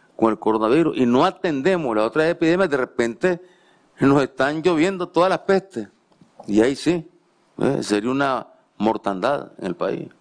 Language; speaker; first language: Spanish; native; Spanish